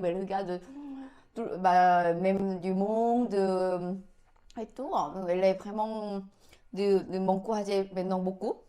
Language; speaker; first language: French; non-native, learner; Korean